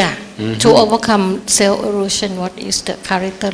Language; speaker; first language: English; non-native, learner; Thai